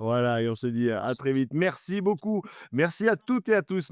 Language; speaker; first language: French; native; French